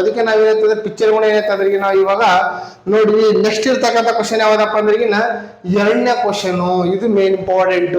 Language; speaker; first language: Kannada; native; Kannada